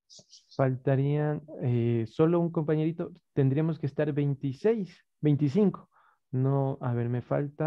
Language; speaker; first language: Spanish; native; Spanish